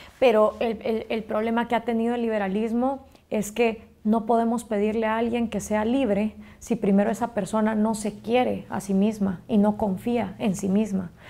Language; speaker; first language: Spanish; native; Spanish